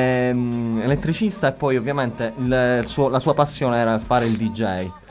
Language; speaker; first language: Italian; native; Italian